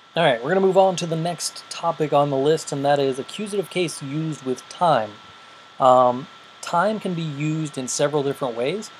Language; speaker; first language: English; native; English